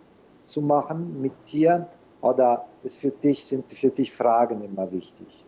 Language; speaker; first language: German; non-native, fluent; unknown